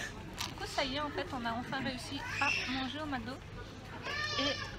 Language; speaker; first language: French; native; French